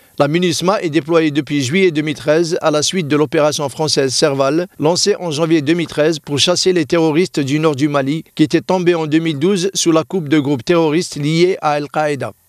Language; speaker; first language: French; non-native, local second language; Arabic